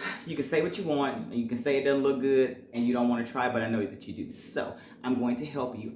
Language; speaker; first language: English; native; English